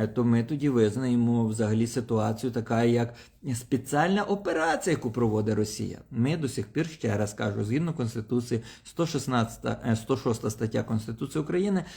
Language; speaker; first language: Ukrainian; non-native, local second language; Russian